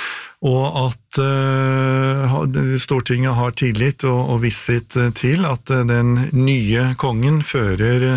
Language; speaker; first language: Norwegian; native; Norwegian